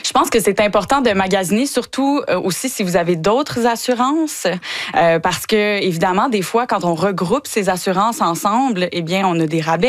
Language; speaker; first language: French; native; French